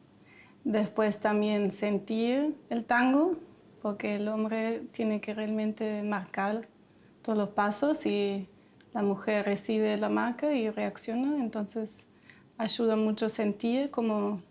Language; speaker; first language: Spanish; non-native, fluent; German